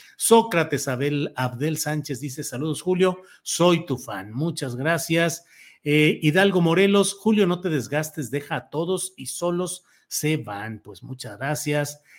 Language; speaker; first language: Spanish; native; Spanish